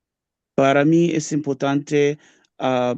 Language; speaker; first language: Spanish; non-native, learner; English